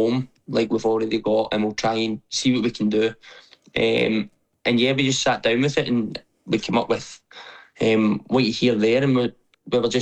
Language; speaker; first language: English; native; English